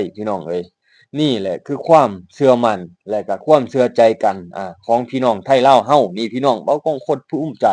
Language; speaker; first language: Thai; non-native, local second language; Northeastern Thai